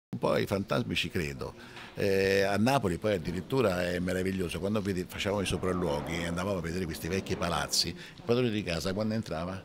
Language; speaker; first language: Italian; native; Italian